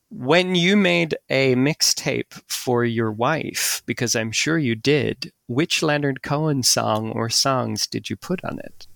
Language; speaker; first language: English; native; English